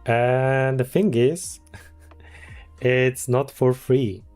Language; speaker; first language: English; non-native, fluent; Polish